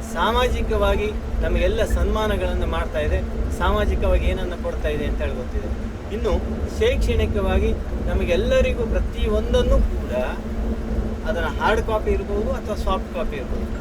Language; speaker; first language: Kannada; native; Kannada